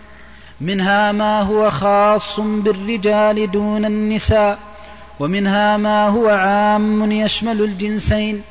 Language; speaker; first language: Arabic; native; Arabic